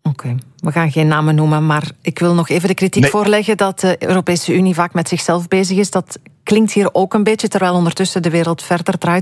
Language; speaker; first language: Dutch; native; Dutch